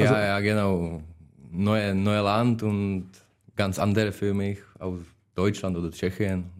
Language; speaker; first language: German; non-native, learner; Czech